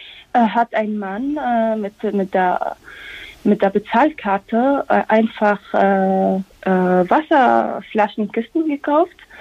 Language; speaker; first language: German; non-native, fluent; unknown